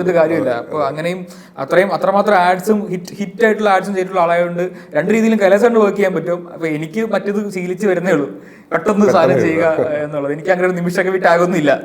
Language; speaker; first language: Malayalam; native; Malayalam